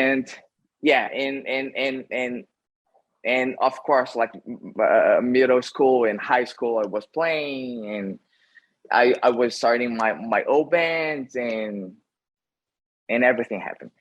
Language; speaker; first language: English; non-native, fluent; Portuguese